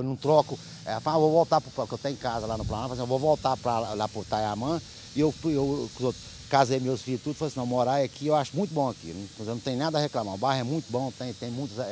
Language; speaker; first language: Portuguese; native; Portuguese